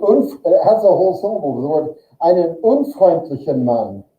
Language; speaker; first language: German; non-native, learner; English